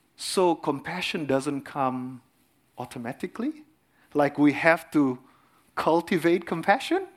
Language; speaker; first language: English; non-native, fluent; Indonesian